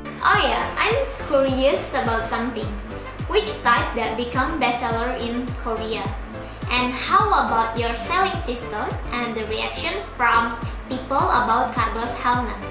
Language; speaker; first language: English; non-native, learner; Indonesian